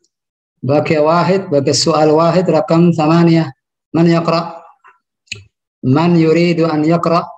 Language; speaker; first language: Arabic; non-native, fluent; Indonesian